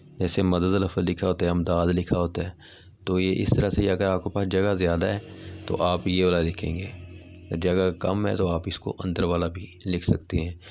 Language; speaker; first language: Urdu; non-native, local second language; Punjabi